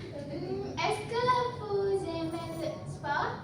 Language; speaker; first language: French; non-native, learner; Indonesian